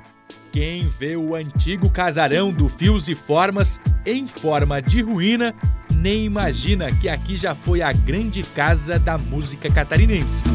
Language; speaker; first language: Portuguese; native; Portuguese